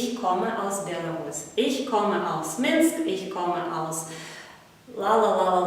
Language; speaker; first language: German; non-native, fluent; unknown